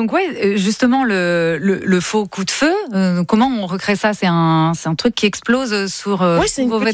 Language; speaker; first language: French; native; French